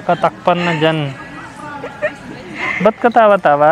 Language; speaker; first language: Filipino; non-native, learner; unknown